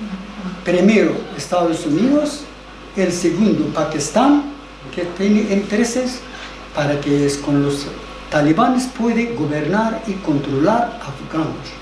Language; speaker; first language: Spanish; non-native, learner; Persian